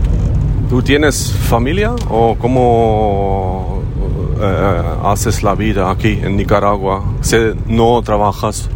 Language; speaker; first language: Spanish; non-native, learner; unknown